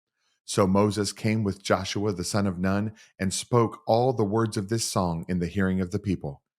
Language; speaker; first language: English; native; English